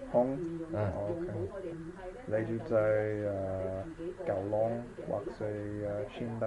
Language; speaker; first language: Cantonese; non-native, learner; English